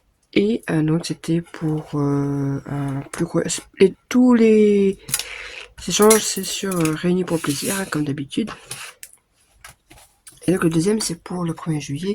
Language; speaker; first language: French; native; French